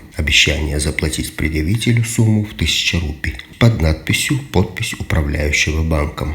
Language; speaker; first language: Russian; native; Russian